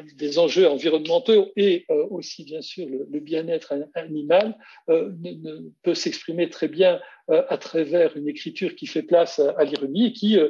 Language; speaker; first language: French; native; French